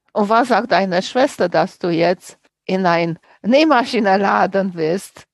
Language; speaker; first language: German; non-native, fluent; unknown